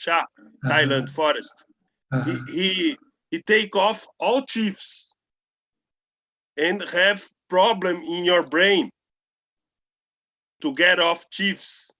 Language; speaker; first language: English; non-native, learner; Portuguese